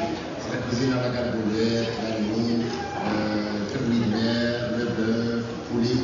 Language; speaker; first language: French; non-native, local second language; Arabic